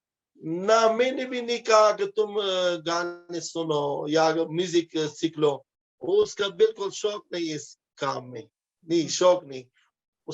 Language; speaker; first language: Hindi; non-native, fluent; Pashto